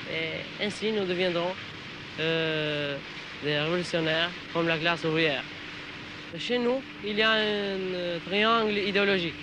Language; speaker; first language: French; non-native, learner; Albanian